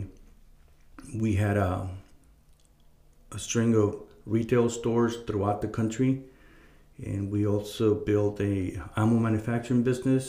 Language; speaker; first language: English; non-native, fluent; Spanish